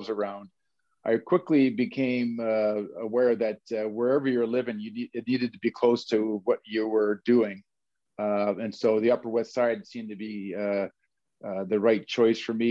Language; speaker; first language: English; native; English